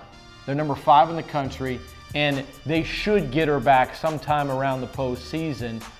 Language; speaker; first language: English; native; English